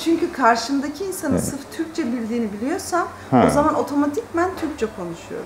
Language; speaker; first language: Turkish; early bilingual, heritage; Turkish